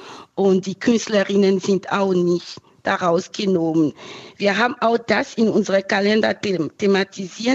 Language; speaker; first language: German; non-native, fluent; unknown